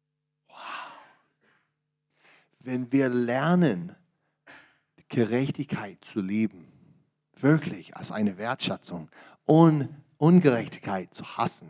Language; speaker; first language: German; non-native, learner; English